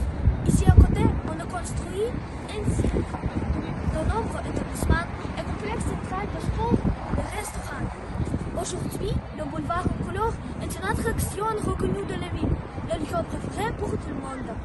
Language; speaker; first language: French; non-native, learner; Russian